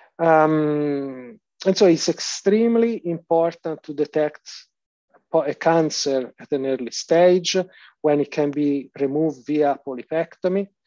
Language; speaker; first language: English; non-native, fluent; Italian